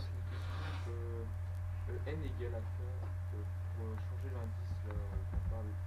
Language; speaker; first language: French; native; French